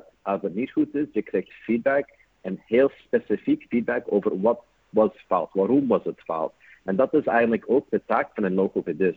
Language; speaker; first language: Dutch; non-native, fluent; English